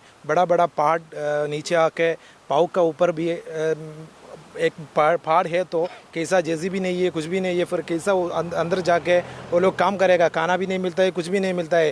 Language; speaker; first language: Hindi; non-native, local second language; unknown